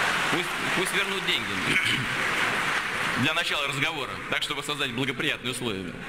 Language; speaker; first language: Russian; native; Russian